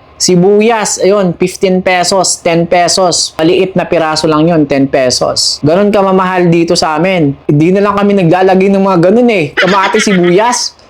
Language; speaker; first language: Filipino; non-native, local second language; Masbatenyo